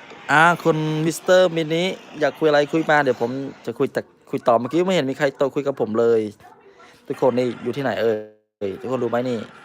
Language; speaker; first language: Thai; non-native, fluent; Khmer